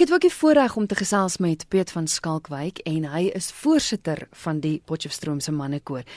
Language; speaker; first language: Afrikaans; native; Afrikaans